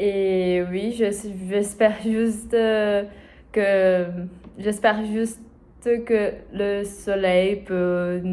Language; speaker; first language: French; non-native, learner; Portuguese